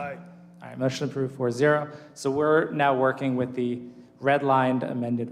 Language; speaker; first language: English; native; English